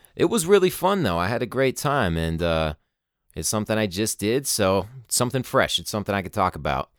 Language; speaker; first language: English; native; English